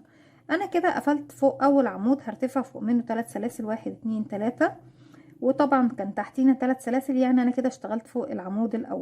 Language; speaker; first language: Arabic; native; Arabic